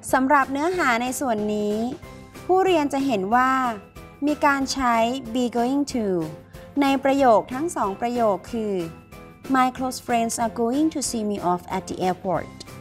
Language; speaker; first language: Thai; native; Thai